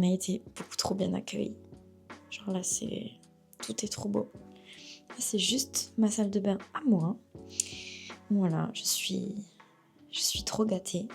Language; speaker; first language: French; native; French